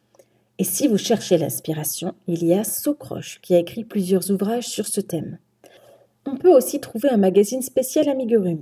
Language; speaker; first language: French; native; French